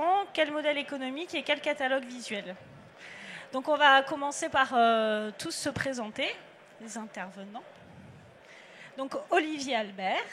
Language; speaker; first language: French; native; French